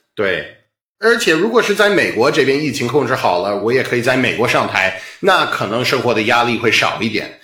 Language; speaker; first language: Chinese; non-native, fluent; English